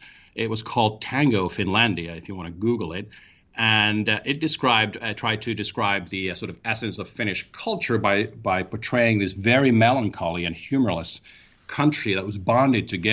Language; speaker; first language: English; non-native, fluent; Finnish